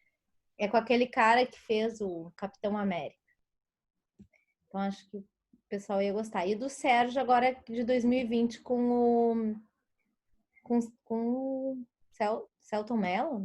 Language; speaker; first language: Portuguese; native; Portuguese